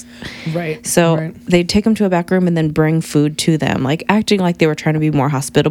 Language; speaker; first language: English; native; English